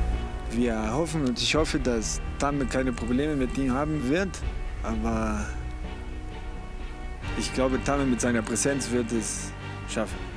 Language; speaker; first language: German; non-native, fluent; Spanish